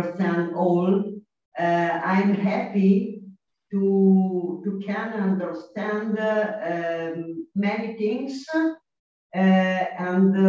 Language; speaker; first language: English; non-native, learner; Italian